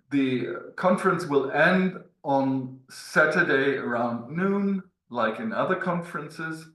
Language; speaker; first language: English; non-native, fluent; German